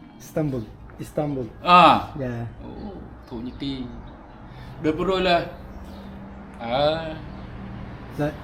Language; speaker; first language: Vietnamese; non-native, learner; Turkish